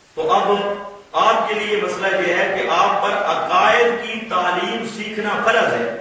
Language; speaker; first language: Urdu; non-native, local second language; Punjabi